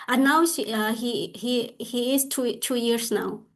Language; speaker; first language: English; non-native, learner; Indonesian